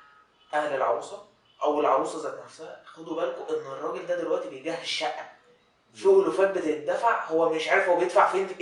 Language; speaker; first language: Arabic; native; Arabic